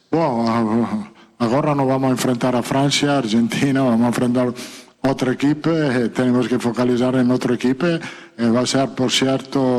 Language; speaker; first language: Portuguese; non-native, fluent; Italian